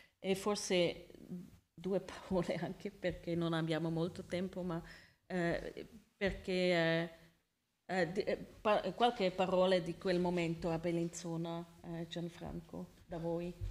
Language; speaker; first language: Italian; non-native, learner; Swiss German